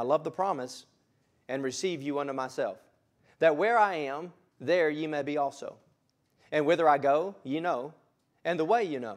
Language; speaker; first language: English; native; English